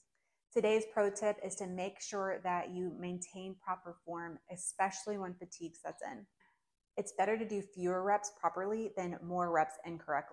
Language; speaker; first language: English; native; English